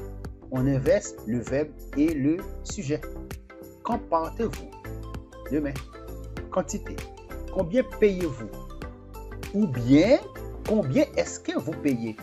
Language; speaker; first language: French; non-native, fluent; Portuguese